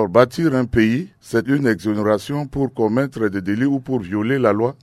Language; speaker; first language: French; non-native, local second language; Sango